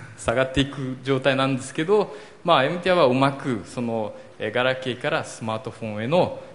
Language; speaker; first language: Japanese; early bilingual, heritage; Portuguese